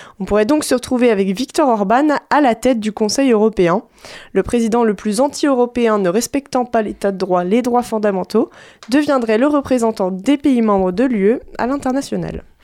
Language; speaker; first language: French; native; French